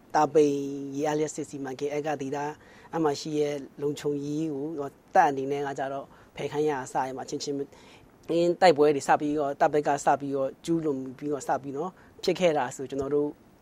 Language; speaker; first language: Burmese; non-native, local second language; Kachin